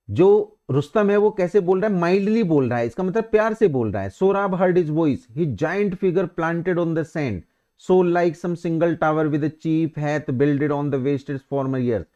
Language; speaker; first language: Hindi; native; Hindi